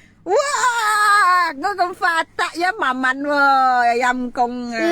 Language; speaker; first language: Chinese; non-native, fluent; Indonesian